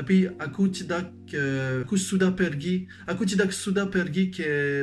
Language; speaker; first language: Indonesian; non-native, learner; French